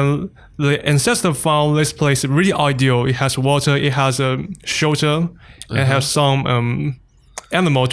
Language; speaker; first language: English; non-native, fluent; Chinese